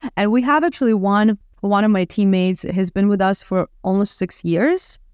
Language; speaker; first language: English; non-native, fluent; Russian